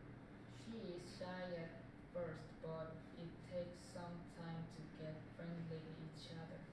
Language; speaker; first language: English; non-native, learner; Korean